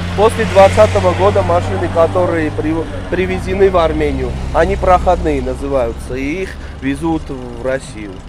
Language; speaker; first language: Russian; non-native, local second language; Armenian